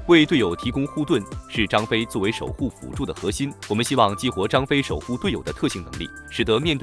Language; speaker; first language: Chinese; native; Chinese